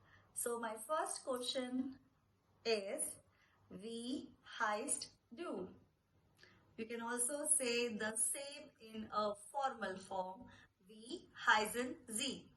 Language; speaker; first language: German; non-native, fluent; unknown